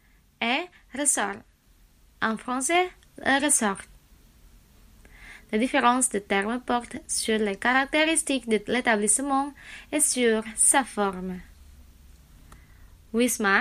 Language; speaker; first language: French; non-native, fluent; Indonesian